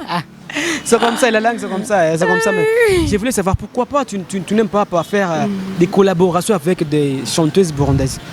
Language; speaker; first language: French; non-native, local second language; Rundi